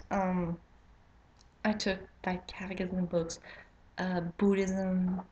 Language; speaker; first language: English; non-native, fluent; French